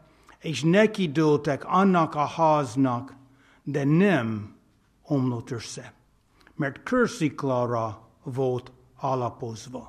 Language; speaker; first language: Hungarian; non-native, fluent; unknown